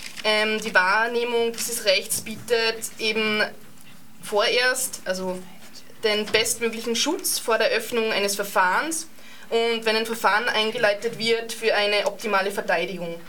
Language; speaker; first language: German; native; German